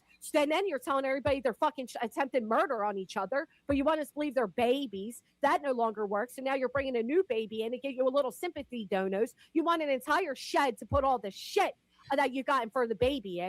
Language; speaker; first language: English; native; English